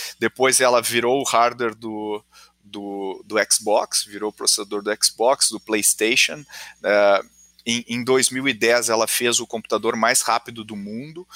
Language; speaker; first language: Portuguese; native; Portuguese